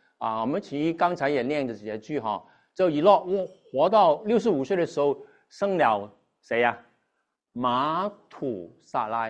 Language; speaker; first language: Chinese; non-native, local second language; Cantonese